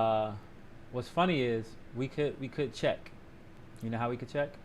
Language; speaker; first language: English; native; English